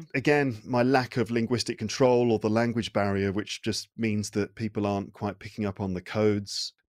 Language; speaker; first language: English; native; English